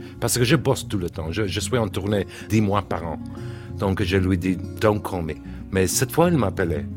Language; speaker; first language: French; non-native, learner; English